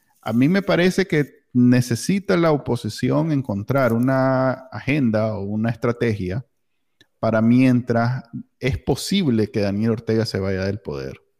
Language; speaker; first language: Spanish; native; Spanish